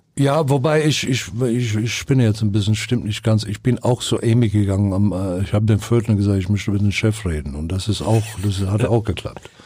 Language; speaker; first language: German; non-native, fluent; English